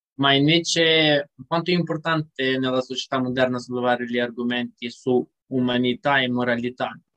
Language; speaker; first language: Italian; non-native, fluent; Russian